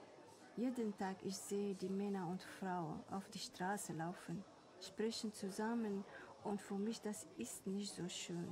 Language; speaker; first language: German; non-native, learner; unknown